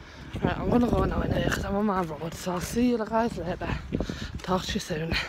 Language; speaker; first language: English; native; English